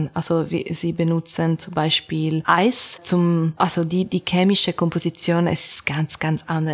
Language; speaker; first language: German; non-native, learner; Italian